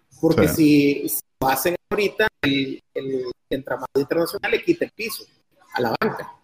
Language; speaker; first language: Spanish; native; Spanish